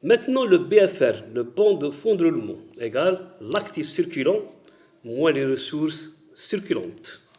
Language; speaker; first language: French; non-native, local second language; Arabic